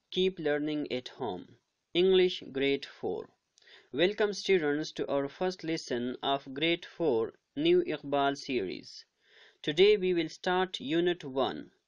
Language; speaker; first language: English; non-native, local second language; Urdu